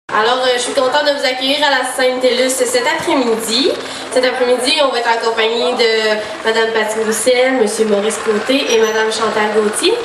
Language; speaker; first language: French; native; French